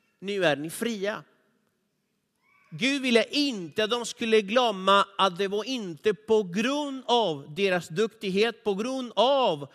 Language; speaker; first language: Swedish; non-native, fluent; Spanish